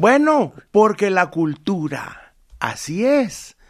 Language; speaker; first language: Spanish; native; Spanish